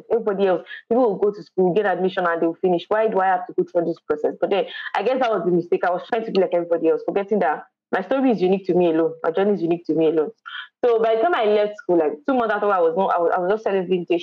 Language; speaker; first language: English; non-native, local second language; Yoruba